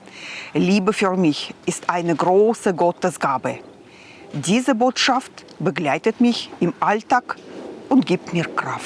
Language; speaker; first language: German; non-native, fluent; Russian